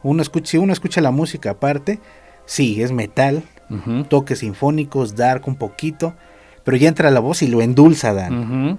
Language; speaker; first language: Spanish; native; Spanish